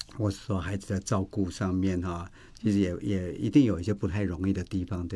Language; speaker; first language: Chinese; native; Chinese